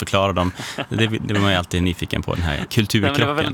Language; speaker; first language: Swedish; native; Swedish